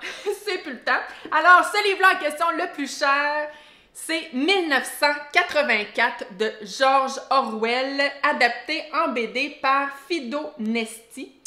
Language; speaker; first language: French; native; French